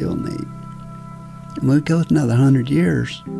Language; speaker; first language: English; native; English